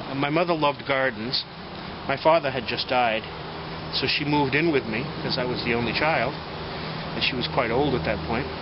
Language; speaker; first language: English; native; English